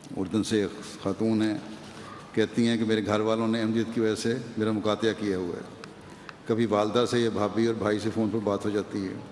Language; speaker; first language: Urdu; native; Urdu